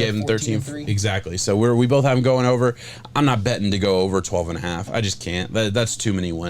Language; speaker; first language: English; native; English